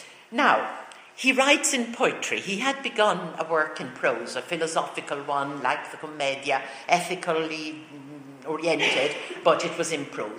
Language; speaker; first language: English; native; English